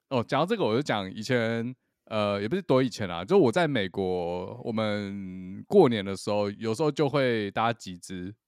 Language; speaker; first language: Chinese; native; Chinese